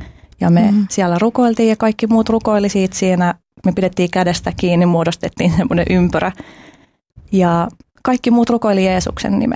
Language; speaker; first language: Finnish; early bilingual, other home language; Albanian